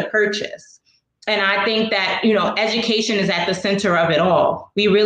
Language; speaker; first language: English; native; English